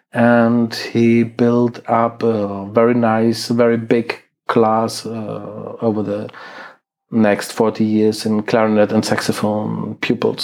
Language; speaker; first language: English; non-native, fluent; German